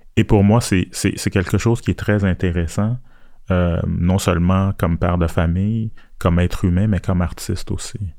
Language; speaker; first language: French; early bilingual, other home language; Haitian Creole